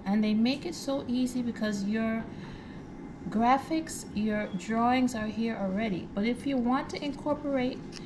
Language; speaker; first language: English; native; English